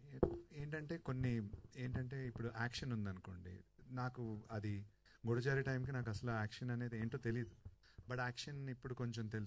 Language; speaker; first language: Telugu; native; Telugu